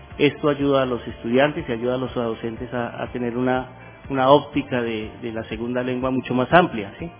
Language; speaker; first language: Spanish; native; Spanish